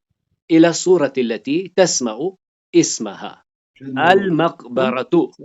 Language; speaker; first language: Arabic; non-native, fluent; Urdu